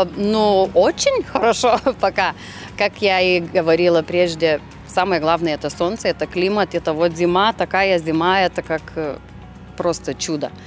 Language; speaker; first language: Russian; non-native, fluent; Lithuanian